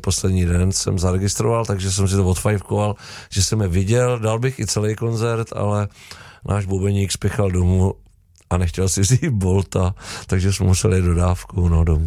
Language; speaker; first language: Czech; native; Czech